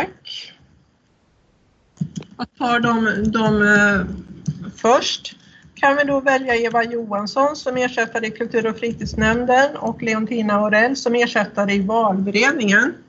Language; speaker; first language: Swedish; native; Swedish